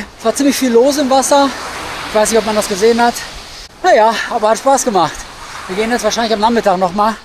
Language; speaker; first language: German; native; German